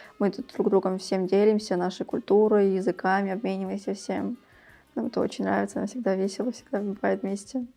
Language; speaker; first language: Russian; early bilingual, other home language; Tajik